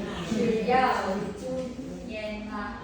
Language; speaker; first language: Chinese; non-native, learner; Filipino